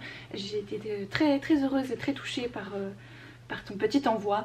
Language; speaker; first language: French; native; French